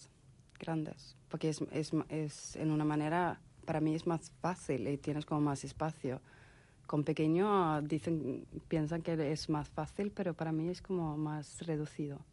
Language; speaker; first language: Spanish; non-native, fluent; Swedish